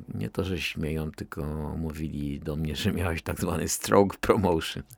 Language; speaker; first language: Polish; native; Polish